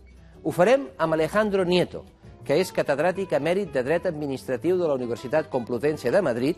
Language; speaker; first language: Catalan; native; Catalan